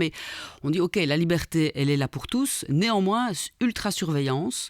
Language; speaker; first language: French; native; French